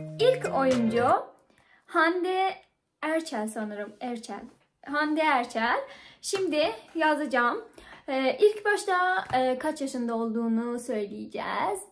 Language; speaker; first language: Turkish; non-native, fluent; Persian